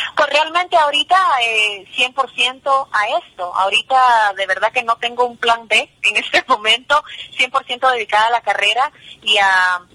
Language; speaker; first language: Spanish; early bilingual, heritage; Spanish